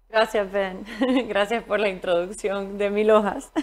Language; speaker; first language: Spanish; native; Spanish